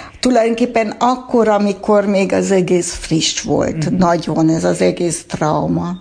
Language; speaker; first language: Hungarian; early bilingual, heritage; Hungarian